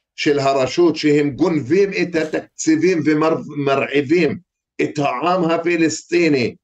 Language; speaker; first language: Hebrew; non-native, fluent; Arabic